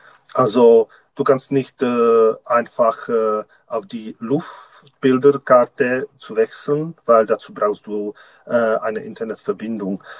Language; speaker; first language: German; non-native, learner; Czech